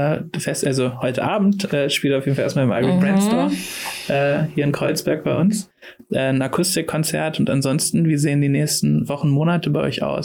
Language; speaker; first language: German; native; German